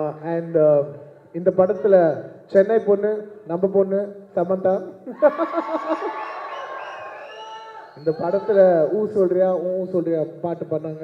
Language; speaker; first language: Tamil; non-native, local second language; Telugu